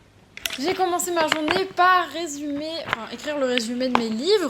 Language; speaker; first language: French; native; French